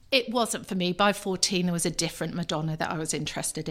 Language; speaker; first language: English; native; English